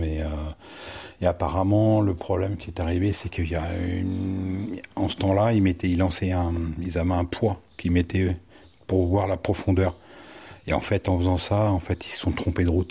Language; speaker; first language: French; native; French